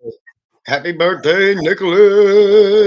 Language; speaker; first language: English; native; English